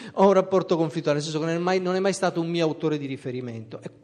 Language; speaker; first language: Italian; native; Italian